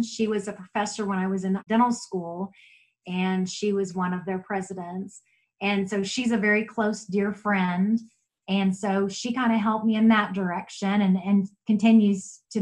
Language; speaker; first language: English; native; English